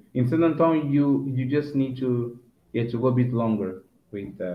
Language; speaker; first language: English; non-native, fluent; Kabuverdianu